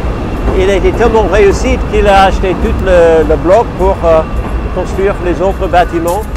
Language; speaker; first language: French; non-native, fluent; English